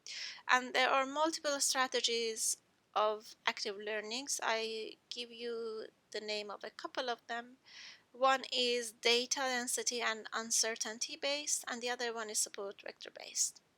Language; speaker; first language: English; non-native, fluent; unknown